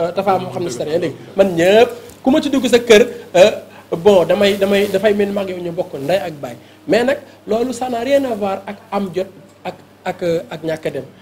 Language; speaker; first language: Wolof; non-native, local second language; Fula